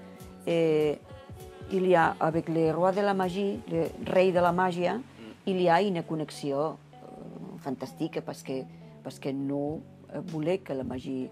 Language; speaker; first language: French; non-native, learner; Catalan